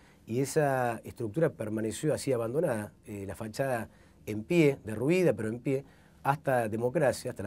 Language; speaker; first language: Spanish; native; Spanish